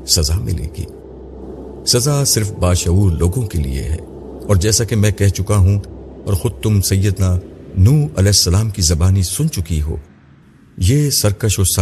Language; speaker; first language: Urdu; native; Urdu